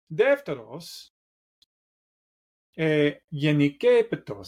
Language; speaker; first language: Greek; non-native, learner; English